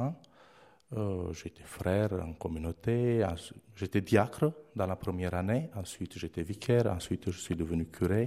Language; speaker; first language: French; non-native, fluent; Romanian